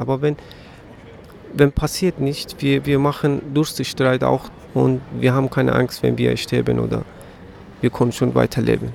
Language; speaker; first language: German; non-native, learner; Persian